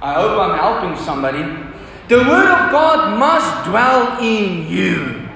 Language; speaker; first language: English; non-native, local second language; Afrikaans